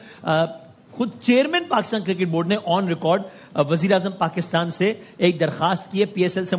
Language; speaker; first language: Urdu; native; Urdu